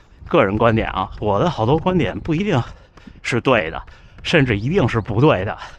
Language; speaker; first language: Chinese; native; Chinese